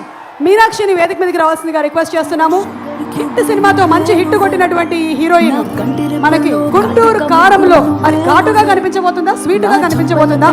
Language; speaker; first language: Telugu; native; Telugu